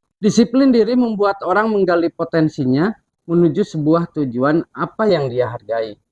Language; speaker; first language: Indonesian; non-native, local second language; Sundanese